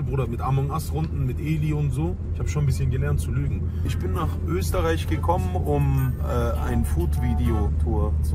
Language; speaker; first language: German; early bilingual, other home language; Turkish